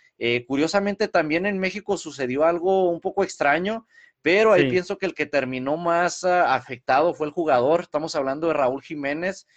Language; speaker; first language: Spanish; early bilingual, heritage; Spanish